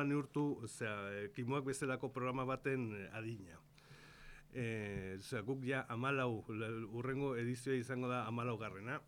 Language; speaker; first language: Basque; non-native, local second language; Spanish